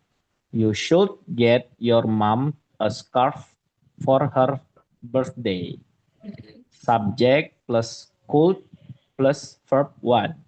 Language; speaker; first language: English; non-native, learner; Indonesian